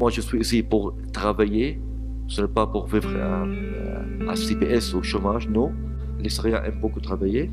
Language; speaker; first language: French; non-native, learner; Arabic